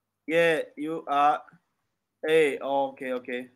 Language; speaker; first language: English; non-native, learner; Chinese